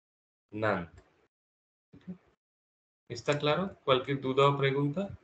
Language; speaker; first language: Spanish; non-native, fluent; Hindi